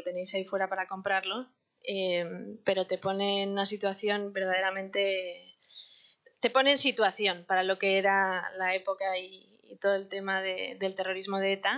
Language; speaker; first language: Spanish; native; Spanish